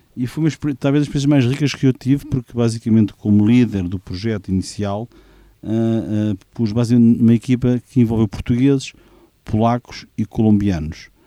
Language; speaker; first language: Portuguese; native; Portuguese